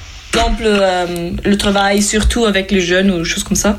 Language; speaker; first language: French; non-native, learner; German